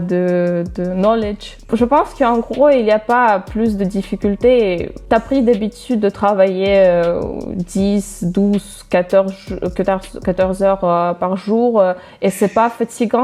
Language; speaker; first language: French; non-native, fluent; Russian